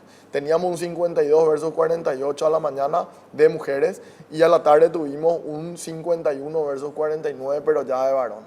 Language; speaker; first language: Spanish; native; Spanish